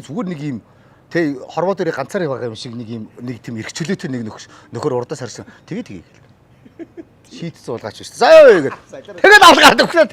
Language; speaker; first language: Mongolian; native; Mongolian